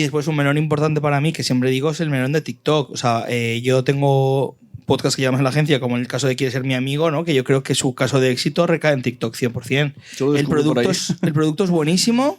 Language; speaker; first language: Spanish; native; Spanish